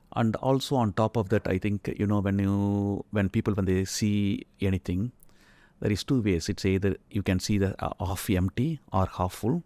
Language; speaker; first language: English; non-native, local second language; Tamil